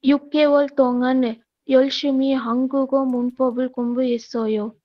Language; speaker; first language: Korean; non-native, learner; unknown